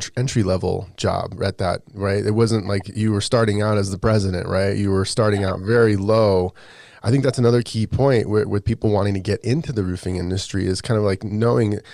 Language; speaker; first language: English; native; English